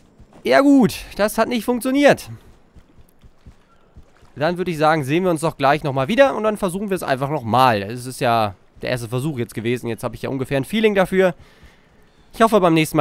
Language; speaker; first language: German; native; German